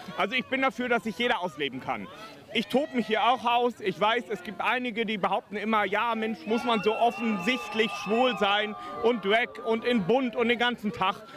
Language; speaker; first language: German; native; German